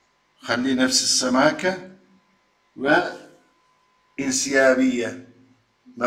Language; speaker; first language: Arabic; non-native, fluent; Turkish